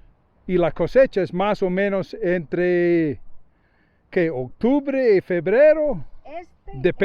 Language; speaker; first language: Spanish; non-native, fluent; English